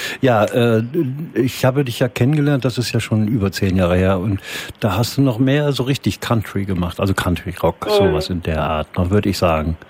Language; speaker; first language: German; native; German